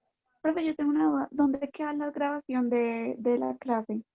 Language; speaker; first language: Spanish; native; Spanish